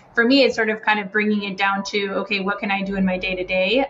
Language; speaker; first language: English; non-native, fluent; Spanish